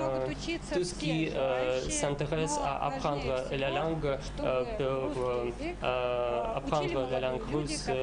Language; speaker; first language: French; non-native, fluent; Russian